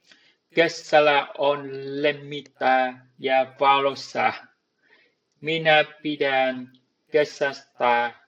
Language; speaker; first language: Finnish; non-native, learner; Vietnamese